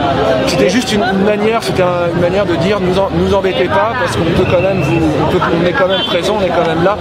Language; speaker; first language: French; native; French